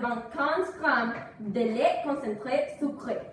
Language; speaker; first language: French; non-native, learner; Spanish